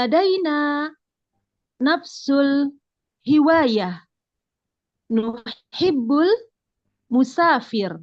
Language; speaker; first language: Arabic; non-native, learner; Indonesian